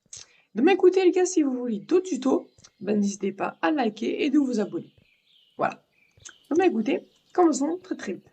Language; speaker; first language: French; native; French